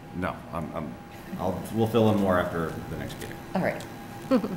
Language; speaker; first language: English; native; English